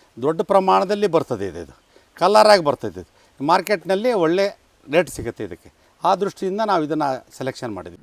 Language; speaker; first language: Kannada; native; Kannada